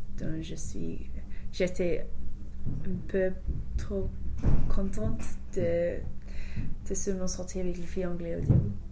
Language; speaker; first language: French; non-native, learner; English